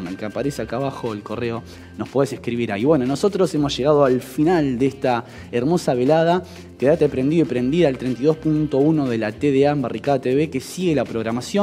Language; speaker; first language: Spanish; native; Spanish